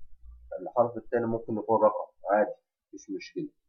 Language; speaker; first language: Arabic; native; Arabic